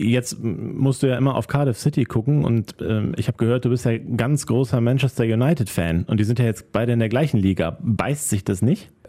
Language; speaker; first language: German; native; German